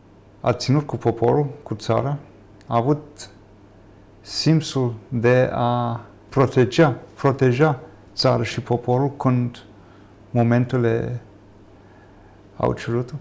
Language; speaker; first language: Romanian; non-native, fluent; English